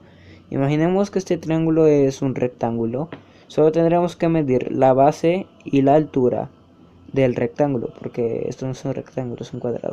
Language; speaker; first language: Spanish; native; Spanish